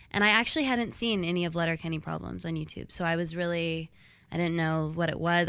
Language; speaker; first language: English; native; English